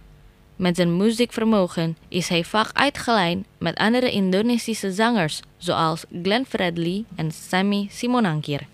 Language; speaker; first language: Dutch; non-native, learner; Indonesian